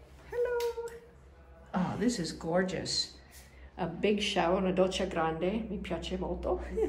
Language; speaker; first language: Italian; non-native, learner; English